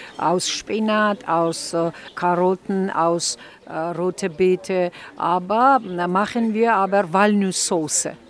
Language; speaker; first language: German; non-native, fluent; Georgian